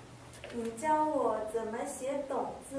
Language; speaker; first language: Chinese; non-native, learner; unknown